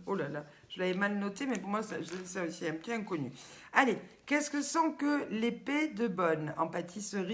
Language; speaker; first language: French; native; French